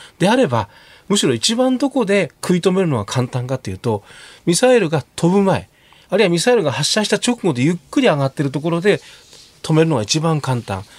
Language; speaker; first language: Japanese; native; Japanese